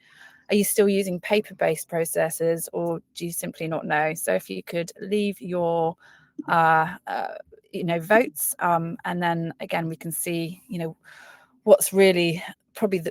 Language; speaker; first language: English; native; English